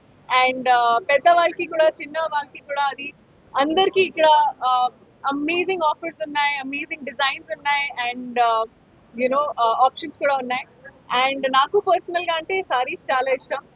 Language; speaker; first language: Telugu; non-native, local second language; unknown